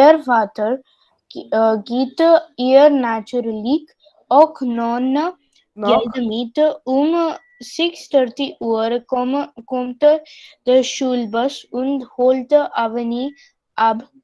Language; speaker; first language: German; non-native, learner; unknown